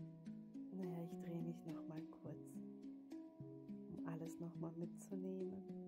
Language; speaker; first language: German; native; German